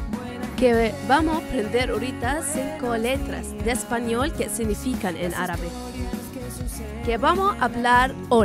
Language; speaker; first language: Spanish; non-native, fluent; Arabic